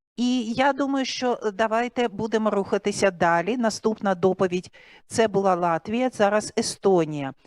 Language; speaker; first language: Ukrainian; native; Ukrainian